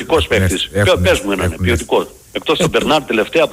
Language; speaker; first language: Greek; native; Greek